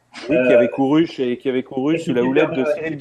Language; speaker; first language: French; native; French